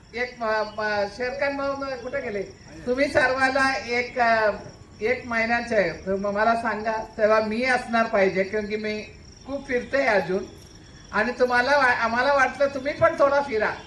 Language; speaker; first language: Marathi; non-native, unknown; Malayalam